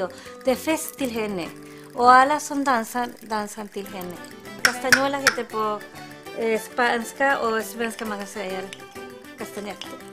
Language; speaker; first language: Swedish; non-native, learner; Spanish